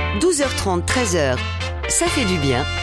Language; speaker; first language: French; native; French